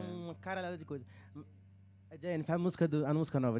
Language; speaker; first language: Portuguese; native; Portuguese